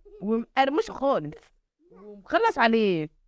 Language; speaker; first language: Arabic; native; Arabic